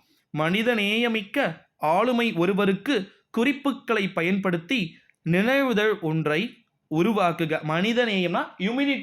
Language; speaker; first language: Tamil; native; Tamil